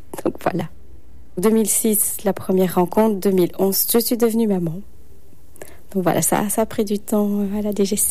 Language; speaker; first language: French; native; French